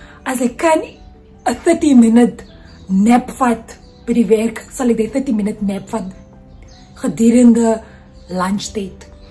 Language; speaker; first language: Afrikaans; non-native, learner; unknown